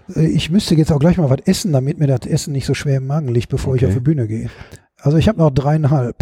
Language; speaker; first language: German; native; German